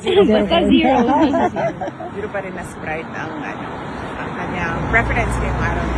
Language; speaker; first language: Filipino; native; Filipino